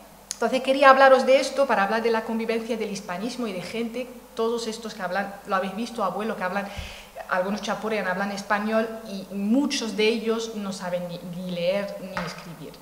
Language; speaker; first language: Spanish; non-native, fluent; Arabic